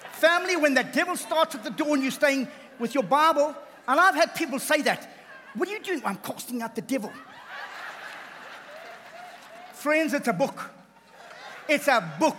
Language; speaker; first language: English; native; English